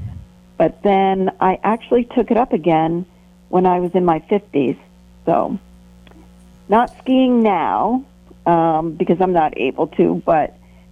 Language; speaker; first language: English; native; English